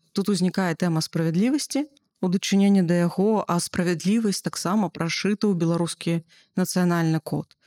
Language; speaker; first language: Belarusian; native; Belarusian